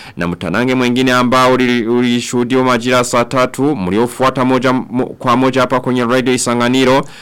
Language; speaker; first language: Swahili; non-native, local second language; Rundi